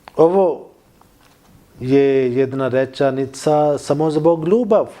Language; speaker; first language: Bosnian; non-native, learner; Urdu